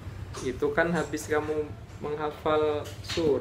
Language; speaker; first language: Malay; non-native, local second language; Javanese